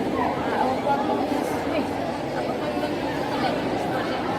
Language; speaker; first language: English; non-native, local second language; Malay